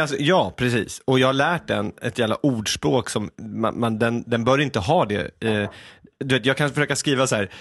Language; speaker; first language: Swedish; native; Swedish